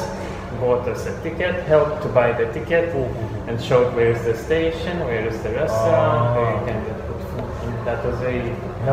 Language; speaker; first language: English; non-native, fluent; Lithuanian